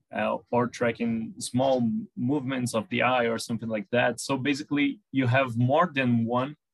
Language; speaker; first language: English; non-native, fluent; Portuguese